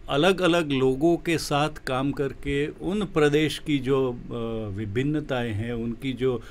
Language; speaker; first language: Hindi; non-native, local second language; Gujarati